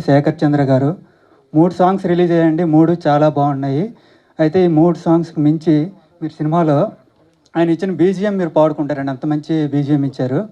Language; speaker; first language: Telugu; native; Telugu